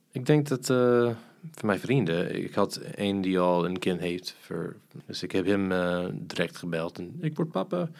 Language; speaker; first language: Dutch; non-native, fluent; English